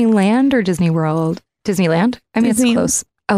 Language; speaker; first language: English; native; English